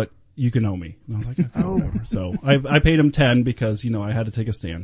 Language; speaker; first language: English; native; English